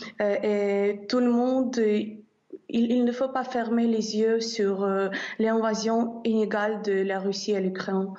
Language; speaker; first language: French; non-native, fluent; Ukrainian